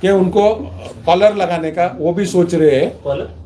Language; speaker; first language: Hindi; non-native, local second language; Marathi